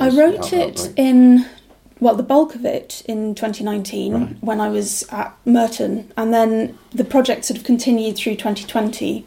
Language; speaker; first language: English; native; English